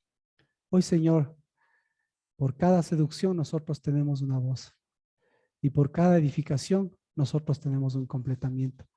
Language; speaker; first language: Spanish; native; Spanish